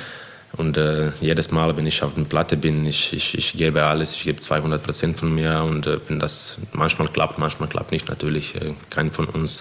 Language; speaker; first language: German; non-native, fluent; Croatian